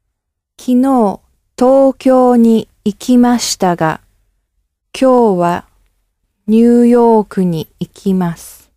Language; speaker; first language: Japanese; non-native, learner; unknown